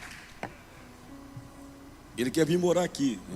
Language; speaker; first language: Portuguese; native; Portuguese